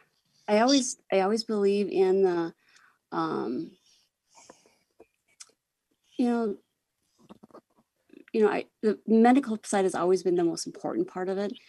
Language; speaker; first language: English; native; English